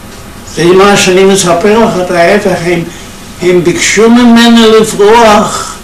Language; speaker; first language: Hebrew; non-native, fluent; Yiddish